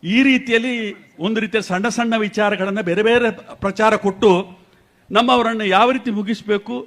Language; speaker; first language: Kannada; non-native, local second language; Tulu